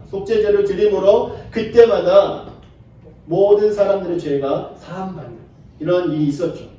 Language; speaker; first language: Korean; native; Korean